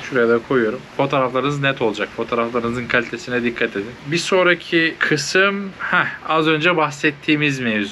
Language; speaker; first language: Turkish; native; Turkish